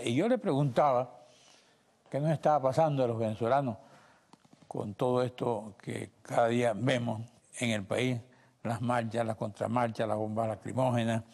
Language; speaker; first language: Spanish; native; Spanish